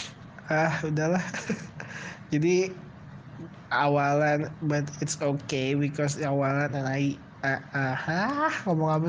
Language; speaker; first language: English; non-native, learner; Indonesian